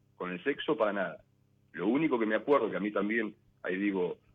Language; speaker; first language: Spanish; native; Spanish